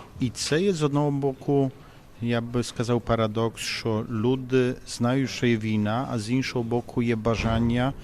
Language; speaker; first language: Ukrainian; non-native, fluent; Polish